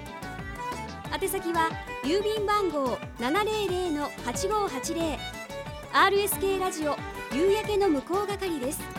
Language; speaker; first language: Japanese; native; Japanese